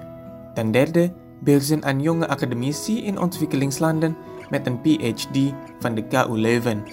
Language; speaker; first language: Dutch; non-native, fluent; Indonesian